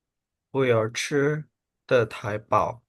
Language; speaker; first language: Chinese; non-native, learner; Indonesian